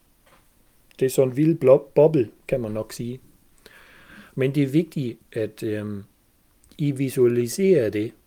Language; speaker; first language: Danish; non-native, fluent; German